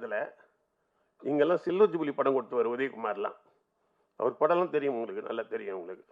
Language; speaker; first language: Tamil; native; Tamil